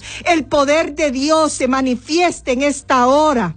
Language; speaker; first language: Spanish; native; Spanish